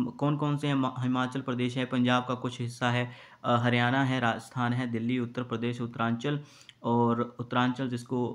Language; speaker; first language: Hindi; native; Hindi